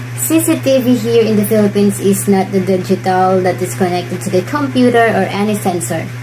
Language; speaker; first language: English; non-native, local second language; Cebuano